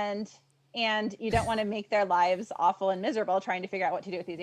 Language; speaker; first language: English; native; English